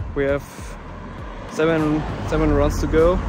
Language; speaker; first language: English; non-native, fluent; German